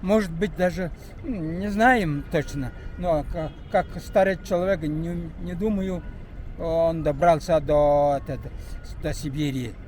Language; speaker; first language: Russian; non-native, fluent; Mongolian